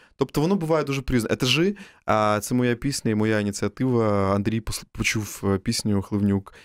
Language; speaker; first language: Ukrainian; native; Ukrainian